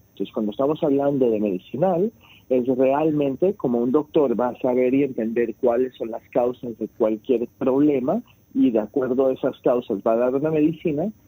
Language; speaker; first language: Spanish; early bilingual, heritage; Spanish